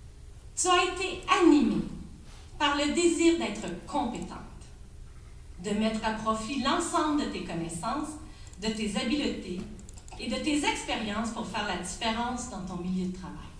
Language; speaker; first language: French; native; French